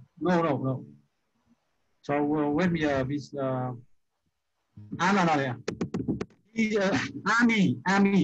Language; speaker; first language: English; non-native, learner; Vietnamese